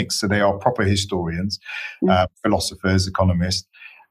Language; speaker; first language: English; native; English